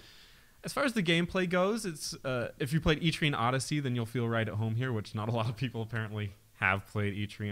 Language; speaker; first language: English; native; English